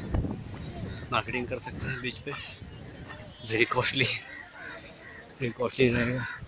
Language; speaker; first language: Hindi; native; Hindi